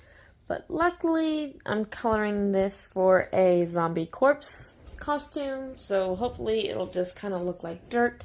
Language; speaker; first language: English; native; English